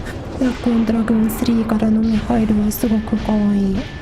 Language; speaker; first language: Japanese; non-native, learner; English